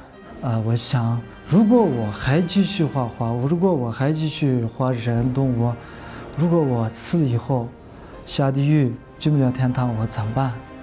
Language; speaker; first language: Chinese; non-native, local second language; Uyghur